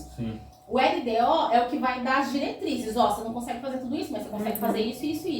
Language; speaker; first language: Portuguese; native; Portuguese